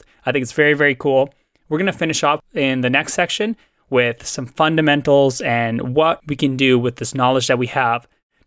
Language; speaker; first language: English; native; English